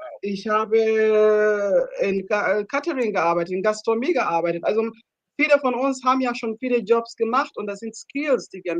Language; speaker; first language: German; non-native, fluent; Ganda